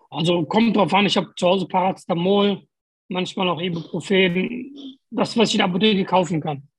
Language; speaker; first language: German; native; German